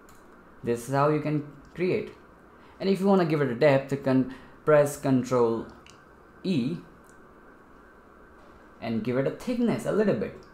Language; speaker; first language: English; non-native, fluent; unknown